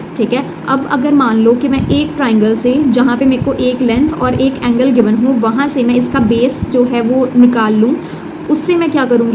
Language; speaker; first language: Hindi; native; Hindi